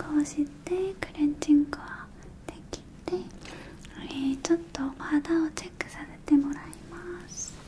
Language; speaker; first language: Japanese; non-native, learner; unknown